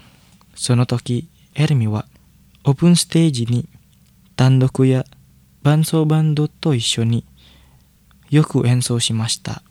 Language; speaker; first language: Japanese; non-native, fluent; Indonesian